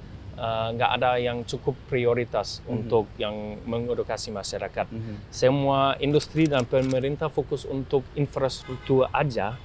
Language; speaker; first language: Indonesian; non-native, fluent; German